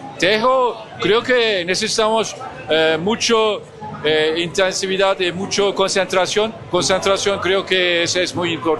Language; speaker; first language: Spanish; non-native, learner; Turkish